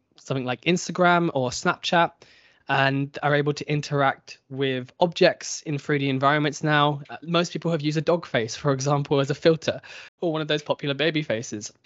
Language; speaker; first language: English; native; English